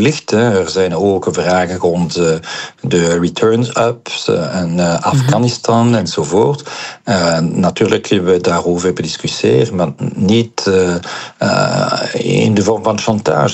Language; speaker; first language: Dutch; non-native, local second language; French